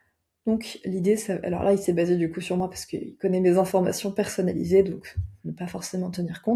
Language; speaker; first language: French; native; French